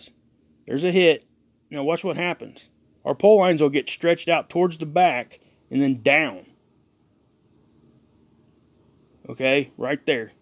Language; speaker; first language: English; native; English